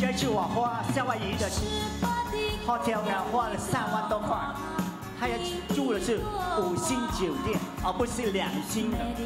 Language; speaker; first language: Chinese; early bilingual, heritage; Chinese